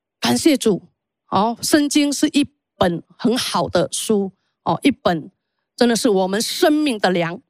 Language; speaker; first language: Chinese; early bilingual, heritage; Chinese